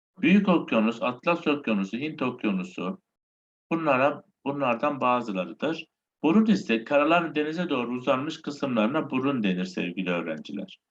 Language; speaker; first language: Turkish; native; Turkish